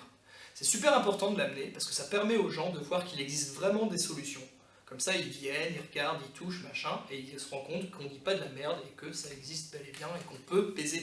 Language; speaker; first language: French; native; French